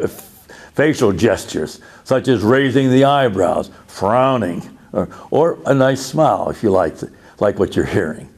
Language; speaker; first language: English; native; English